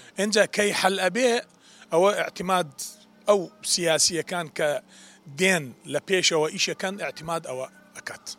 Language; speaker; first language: Central Kurdish; non-native, local second language; Turkish